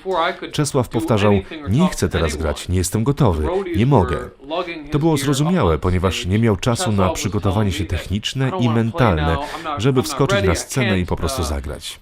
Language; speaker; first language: Polish; non-native, fluent; English